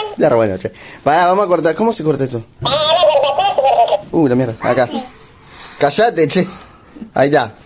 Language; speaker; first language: Spanish; native; Spanish